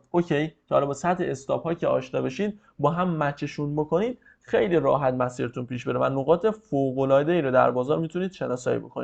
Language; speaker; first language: Persian; native; Persian